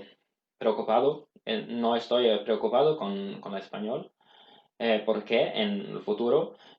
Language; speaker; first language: Spanish; non-native, learner; Swedish